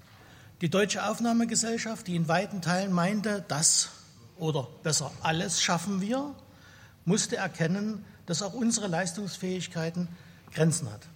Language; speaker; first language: German; native; German